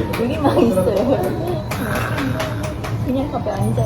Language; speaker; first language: Korean; non-native, learner; Japanese